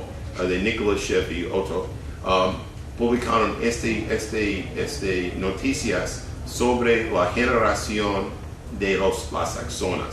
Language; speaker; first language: Spanish; non-native, fluent; English